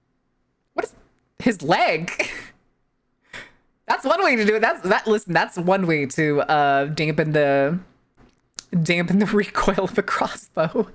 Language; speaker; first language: English; native; English